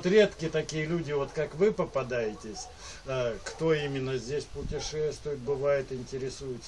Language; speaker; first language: Russian; native; Russian